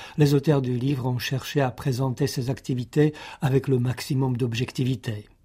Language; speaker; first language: French; non-native, fluent; Czech